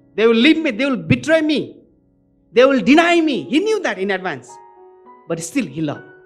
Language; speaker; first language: English; non-native, local second language; Nepali